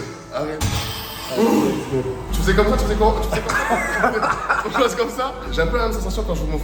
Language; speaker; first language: French; native; French